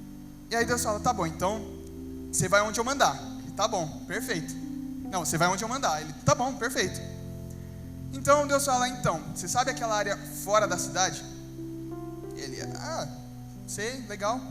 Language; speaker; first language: Portuguese; native; Portuguese